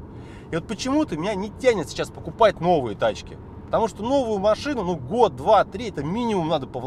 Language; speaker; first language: Russian; native; Russian